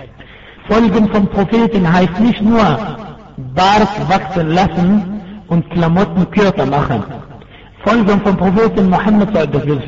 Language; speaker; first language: German; non-native, fluent; Arabic